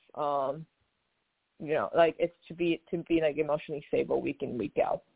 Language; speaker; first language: English; non-native, fluent; Chinese